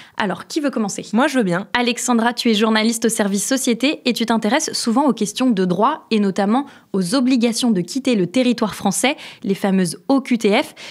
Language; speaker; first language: French; native; French